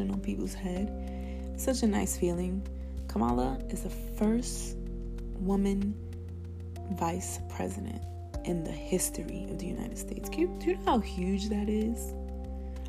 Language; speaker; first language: English; early bilingual, other home language; Spanish